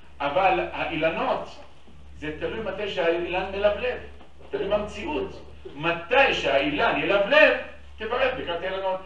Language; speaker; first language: Hebrew; native; Hebrew